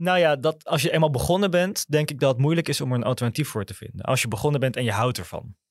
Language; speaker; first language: Dutch; native; Dutch